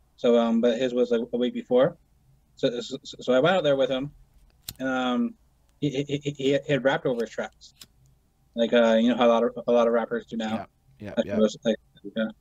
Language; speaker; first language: English; native; English